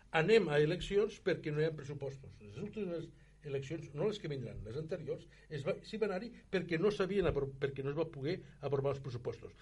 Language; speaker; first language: Catalan; native; Catalan